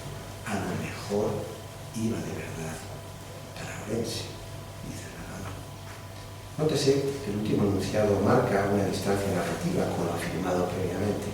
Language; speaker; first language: Spanish; native; Spanish